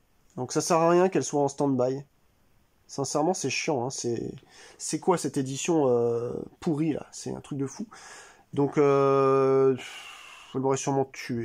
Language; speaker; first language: French; native; French